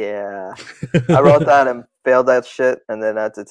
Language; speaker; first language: English; non-native, fluent; Tamil